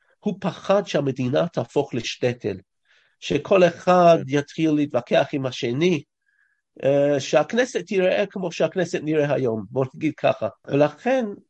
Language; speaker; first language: Hebrew; non-native, fluent; English